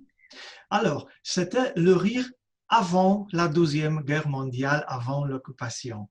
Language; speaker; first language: French; non-native, fluent; Polish